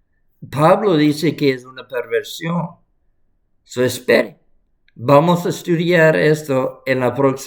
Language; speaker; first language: Spanish; non-native, fluent; English